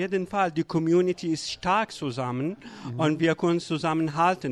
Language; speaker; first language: German; non-native, learner; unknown